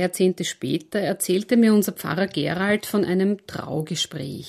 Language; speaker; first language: German; native; German